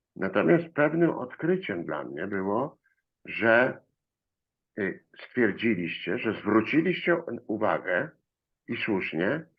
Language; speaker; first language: Polish; native; Polish